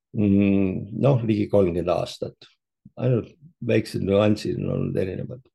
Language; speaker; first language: Estonian; early bilingual, heritage; Estonian